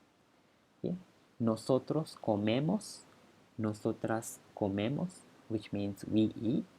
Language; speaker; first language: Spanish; non-native, fluent; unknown